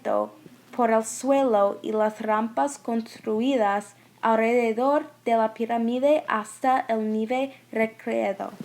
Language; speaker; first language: Spanish; non-native, learner; English